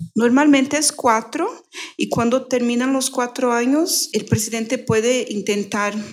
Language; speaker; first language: Spanish; non-native, fluent; Portuguese